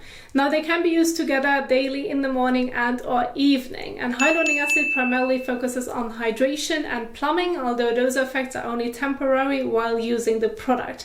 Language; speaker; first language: English; non-native, fluent; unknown